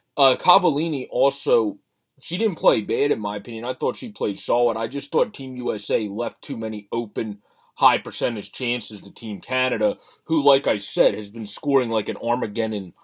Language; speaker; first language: English; native; English